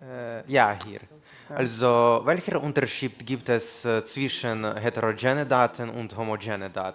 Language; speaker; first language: German; non-native, learner; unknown